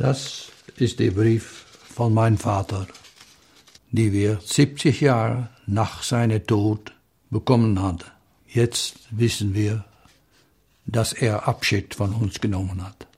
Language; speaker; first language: German; non-native, learner; Dutch